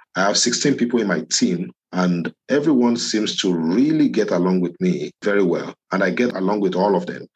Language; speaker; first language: English; non-native, local second language; Yoruba